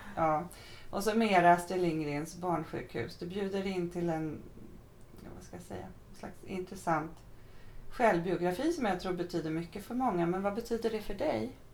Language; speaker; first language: Swedish; native; Swedish